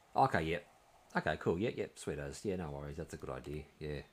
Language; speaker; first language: English; native; English